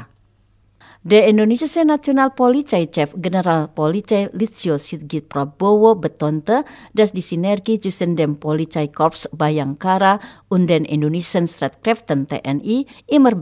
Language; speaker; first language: German; non-native, fluent; Indonesian